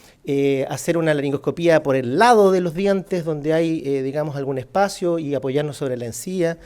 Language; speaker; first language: Spanish; native; Spanish